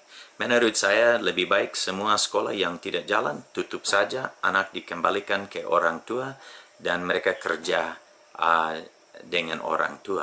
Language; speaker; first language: Indonesian; non-native, fluent; English